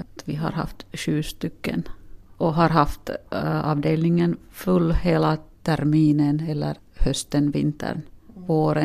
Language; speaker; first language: Swedish; non-native, local second language; Finnish